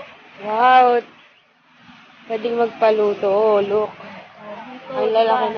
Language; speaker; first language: Filipino; non-native, local second language; Cebuano